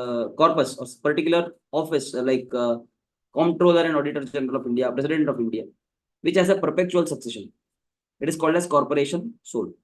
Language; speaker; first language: English; non-native, local second language; Kannada